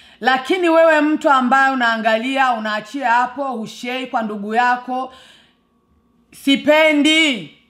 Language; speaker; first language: Swahili; non-native, local second language; Rundi